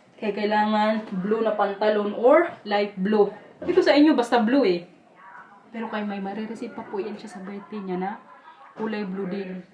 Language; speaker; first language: Filipino; non-native, local second language; Waray